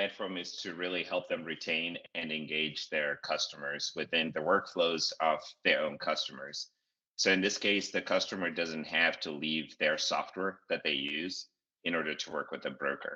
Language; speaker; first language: English; non-native, local second language; Shona